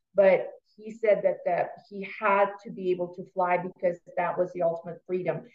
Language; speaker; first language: English; non-native, fluent; Russian